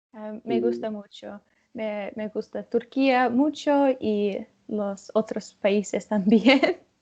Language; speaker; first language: Spanish; non-native, learner; Russian